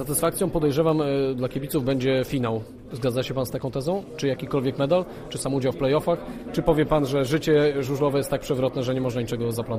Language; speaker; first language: Polish; native; Polish